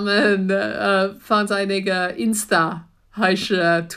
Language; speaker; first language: Chinese; non-native, fluent; English